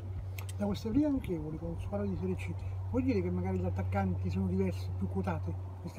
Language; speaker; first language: Italian; native; Italian